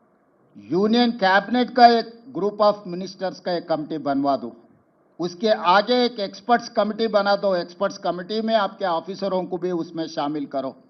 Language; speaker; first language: Hindi; non-native, local second language; Telugu